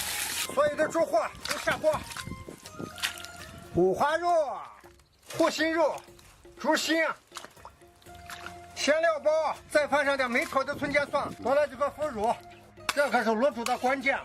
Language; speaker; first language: Chinese; native; Chinese